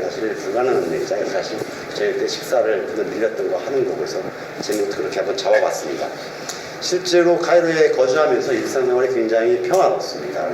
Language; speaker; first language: Korean; native; Korean